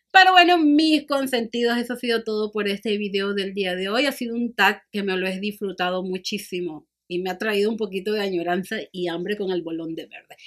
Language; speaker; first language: Spanish; native; Spanish